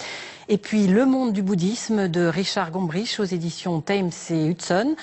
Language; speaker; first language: French; native; French